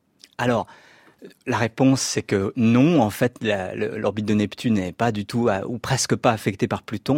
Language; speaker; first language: French; native; French